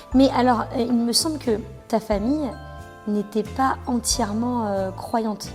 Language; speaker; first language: French; native; French